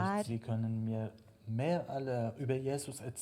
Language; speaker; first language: German; non-native, fluent; Persian